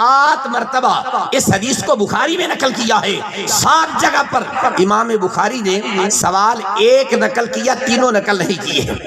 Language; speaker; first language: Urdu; non-native, local second language; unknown